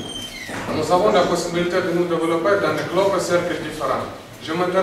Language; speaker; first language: French; non-native, learner; Russian